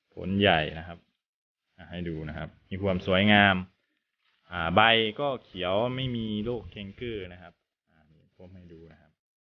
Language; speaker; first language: Thai; native; Thai